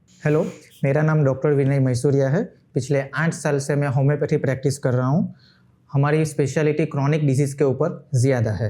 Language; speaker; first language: Hindi; non-native, local second language; Gujarati